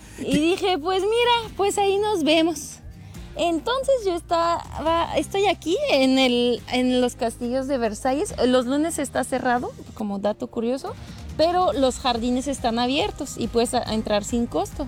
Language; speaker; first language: Spanish; non-native, fluent; French